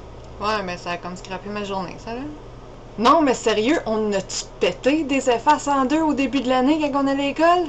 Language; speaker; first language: French; native; French